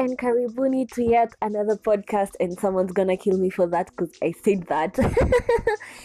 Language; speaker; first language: English; non-native, local second language; Swahili